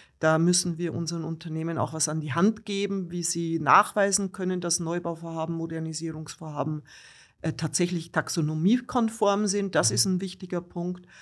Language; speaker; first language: German; native; German